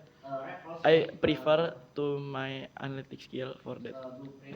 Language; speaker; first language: English; non-native, learner; Indonesian